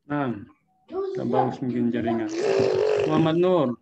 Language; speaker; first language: Arabic; non-native, learner; Indonesian